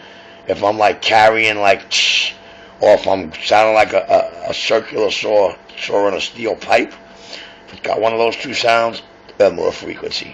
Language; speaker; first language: English; native; English